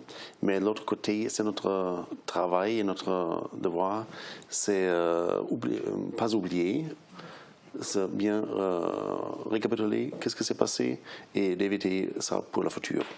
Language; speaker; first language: French; non-native, fluent; German